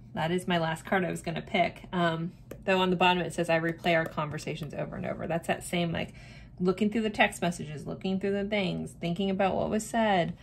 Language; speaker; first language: English; native; English